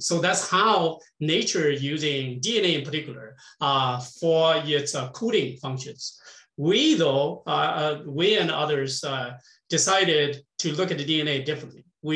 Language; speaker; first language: English; non-native, fluent; Chinese